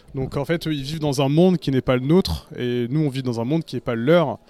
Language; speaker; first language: French; native; French